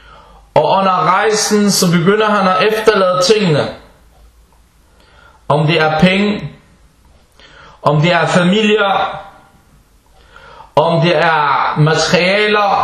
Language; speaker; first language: Danish; early bilingual, other home language; Arabic